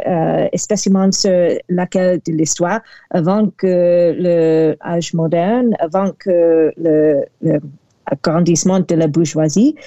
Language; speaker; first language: French; non-native, learner; English